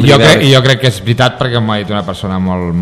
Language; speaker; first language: Catalan; native; Catalan